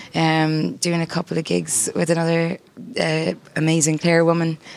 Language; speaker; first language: English; native; English